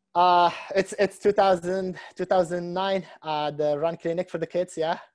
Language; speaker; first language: English; non-native, fluent; Arabic